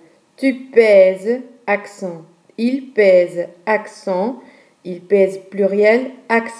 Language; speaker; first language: French; non-native, fluent; Dutch